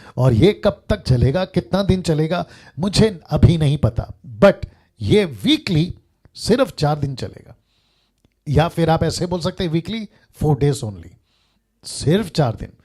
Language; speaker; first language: Hindi; native; Hindi